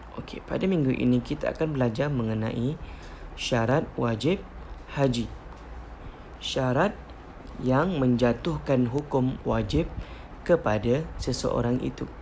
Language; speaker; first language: Malay; native; Malay